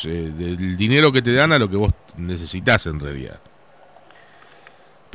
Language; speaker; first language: Spanish; native; Spanish